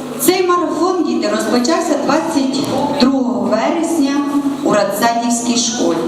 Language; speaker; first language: Ukrainian; native; Ukrainian